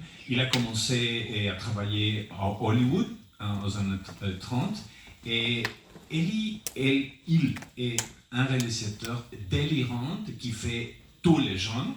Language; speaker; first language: French; non-native, fluent; Spanish